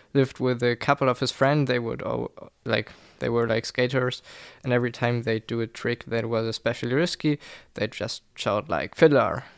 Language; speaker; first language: English; non-native, fluent; German